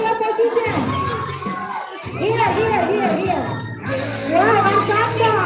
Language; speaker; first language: English; non-native, learner; Indonesian